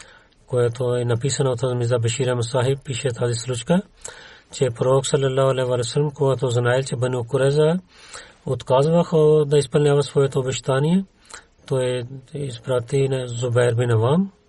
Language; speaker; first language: Bulgarian; non-native, learner; Urdu